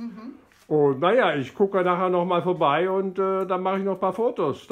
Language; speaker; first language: German; native; German